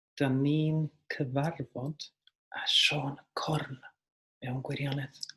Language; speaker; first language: Welsh; non-native, fluent; Swedish